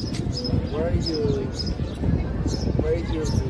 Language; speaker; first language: English; non-native, learner; Spanish